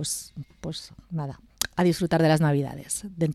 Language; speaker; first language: Spanish; native; Spanish